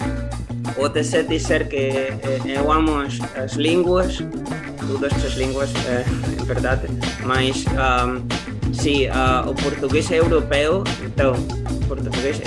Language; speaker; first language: Portuguese; non-native, learner; Spanish